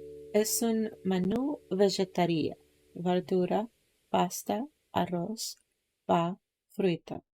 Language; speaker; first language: Catalan; non-native, learner; English